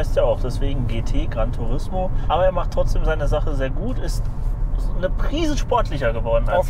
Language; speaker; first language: German; native; German